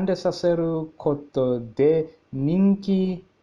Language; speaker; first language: Japanese; non-native, learner; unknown